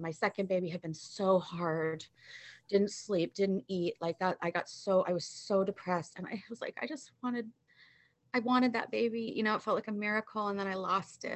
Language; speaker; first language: English; native; English